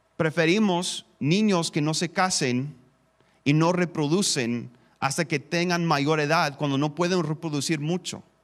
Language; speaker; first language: Spanish; non-native, fluent; English